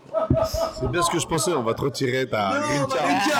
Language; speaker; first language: French; native; French